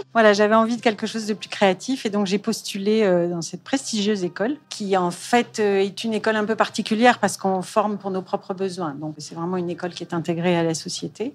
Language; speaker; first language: French; native; French